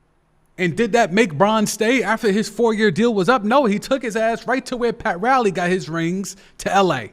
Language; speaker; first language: English; native; English